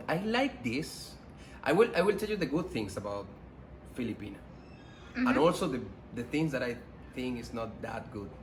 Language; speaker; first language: English; non-native, learner; Spanish